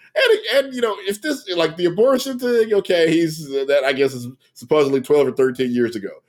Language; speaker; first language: English; native; English